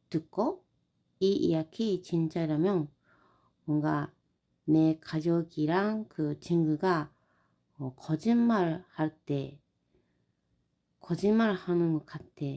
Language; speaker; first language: Korean; non-native, learner; Japanese